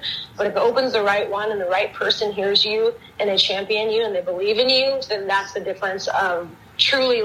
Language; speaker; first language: English; native; English